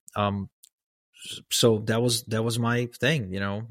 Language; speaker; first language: English; early bilingual, other home language; Hebrew